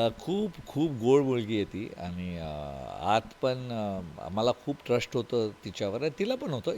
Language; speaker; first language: Marathi; non-native, local second language; Tulu